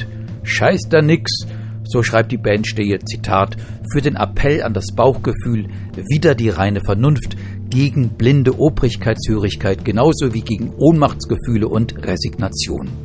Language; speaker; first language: German; native; German